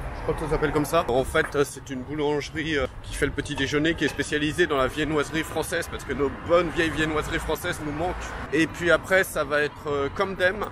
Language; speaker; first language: French; native; French